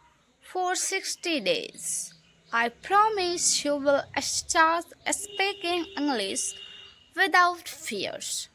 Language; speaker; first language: English; non-native, local second language; Hindi